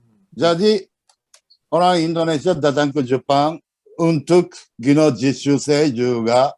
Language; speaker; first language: Indonesian; non-native, learner; Japanese